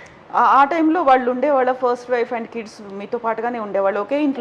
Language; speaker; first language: Telugu; native; Telugu